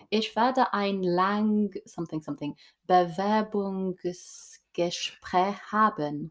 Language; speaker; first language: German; non-native, learner; English